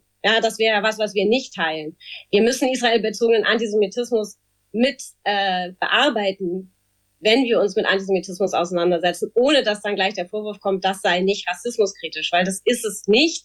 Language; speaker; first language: German; native; German